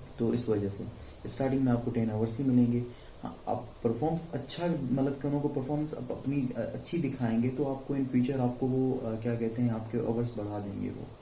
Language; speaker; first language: Urdu; non-native, local second language; Sindhi